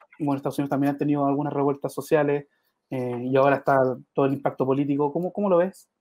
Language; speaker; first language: Spanish; native; Spanish